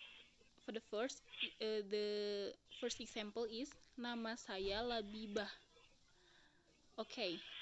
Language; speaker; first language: English; non-native, learner; Indonesian